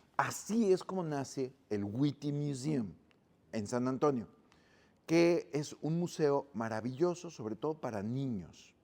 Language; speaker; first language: Spanish; native; Spanish